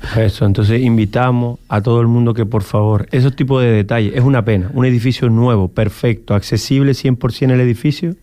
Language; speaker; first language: Spanish; native; Spanish